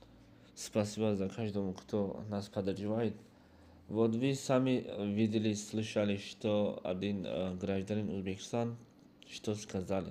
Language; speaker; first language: Russian; non-native, learner; Uzbek